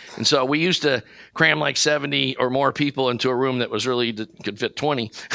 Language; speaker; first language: English; native; English